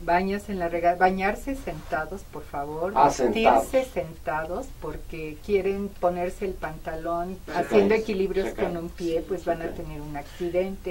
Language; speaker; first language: Spanish; native; Spanish